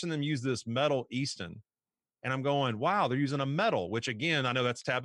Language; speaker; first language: English; native; English